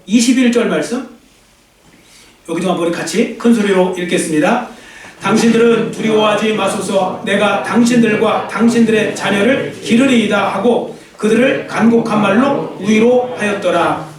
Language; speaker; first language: Korean; native; Korean